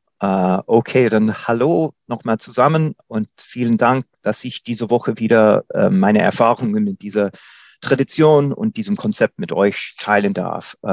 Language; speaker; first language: German; non-native, fluent; English